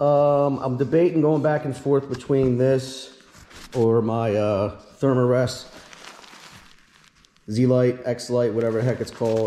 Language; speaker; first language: English; native; English